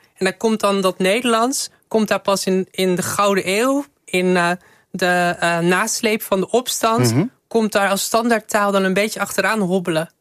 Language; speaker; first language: Dutch; native; Dutch